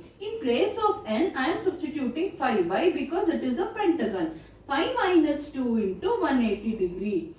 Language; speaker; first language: English; non-native, local second language; Kannada